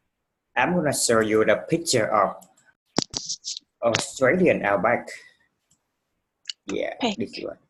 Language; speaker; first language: English; non-native, fluent; Vietnamese